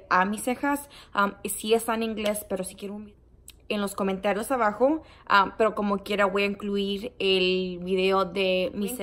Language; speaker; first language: Spanish; early bilingual, heritage; Spanish